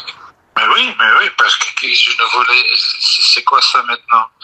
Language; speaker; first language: French; non-native, learner; Dutch